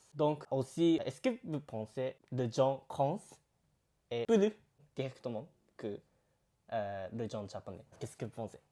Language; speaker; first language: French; non-native, learner; Japanese